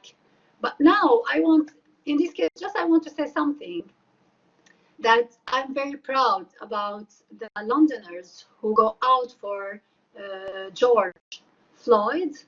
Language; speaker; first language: English; non-native, fluent; Arabic